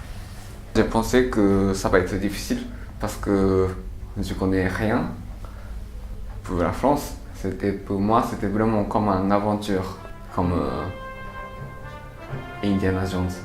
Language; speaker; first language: French; non-native, learner; Japanese